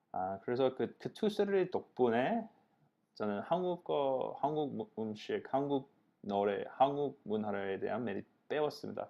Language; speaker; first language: Korean; non-native, fluent; English